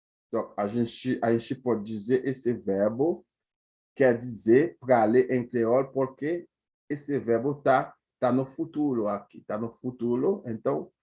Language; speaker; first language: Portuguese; non-native, fluent; Haitian Creole